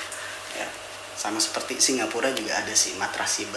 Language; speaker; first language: Indonesian; native; Indonesian